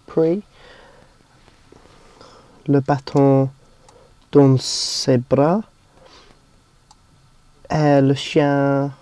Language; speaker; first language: French; non-native, learner; English